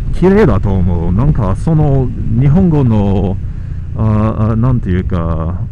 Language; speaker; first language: Japanese; non-native, fluent; English